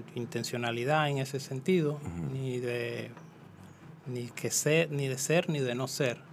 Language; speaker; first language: Spanish; native; Spanish